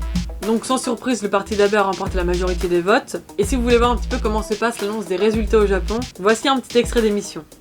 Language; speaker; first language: French; native; French